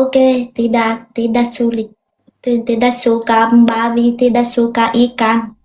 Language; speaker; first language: Indonesian; non-native, learner; Vietnamese